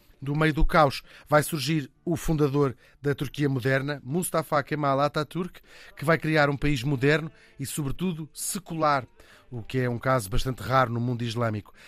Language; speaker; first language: Portuguese; native; Portuguese